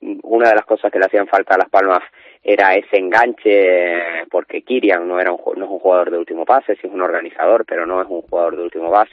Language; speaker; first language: Spanish; native; Spanish